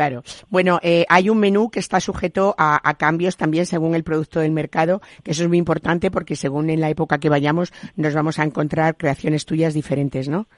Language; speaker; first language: Spanish; native; Spanish